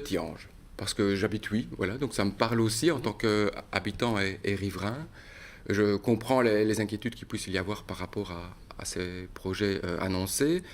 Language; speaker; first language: French; native; French